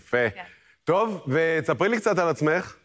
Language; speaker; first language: Hebrew; native; Hebrew